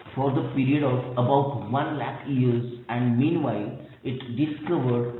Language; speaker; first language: English; non-native, local second language; Marathi